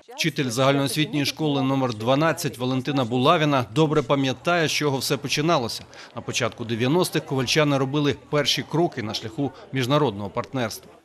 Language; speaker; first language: Ukrainian; native; Ukrainian